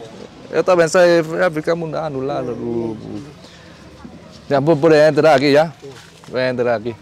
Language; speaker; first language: Portuguese; non-native, learner; Vietnamese